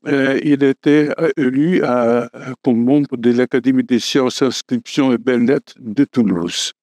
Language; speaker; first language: French; non-native, fluent; Polish